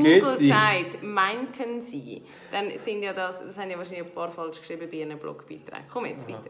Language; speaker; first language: German; native; German